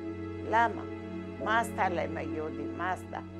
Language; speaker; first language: Hebrew; non-native, learner; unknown